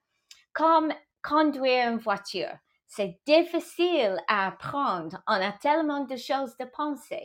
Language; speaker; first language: French; non-native, fluent; English